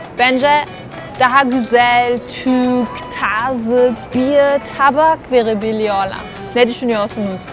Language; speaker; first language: Turkish; non-native, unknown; German